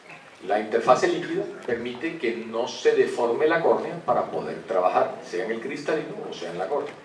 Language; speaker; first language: Spanish; native; Spanish